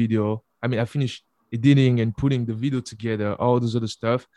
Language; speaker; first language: English; non-native, fluent; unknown